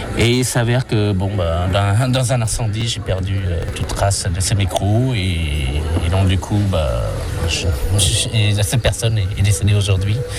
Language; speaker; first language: French; non-native, fluent; Khmer